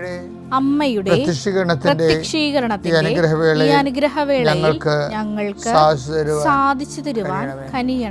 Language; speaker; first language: Malayalam; native; Malayalam